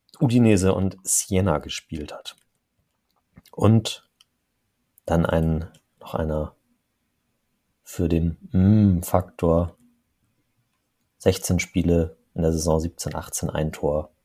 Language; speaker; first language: German; native; German